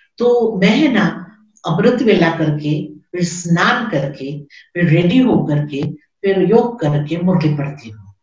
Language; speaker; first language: Hindi; non-native, local second language; Gujarati